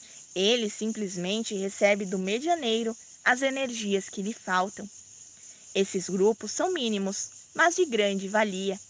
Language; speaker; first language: Portuguese; native; Portuguese